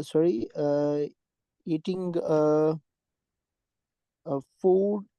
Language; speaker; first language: English; non-native, learner; Urdu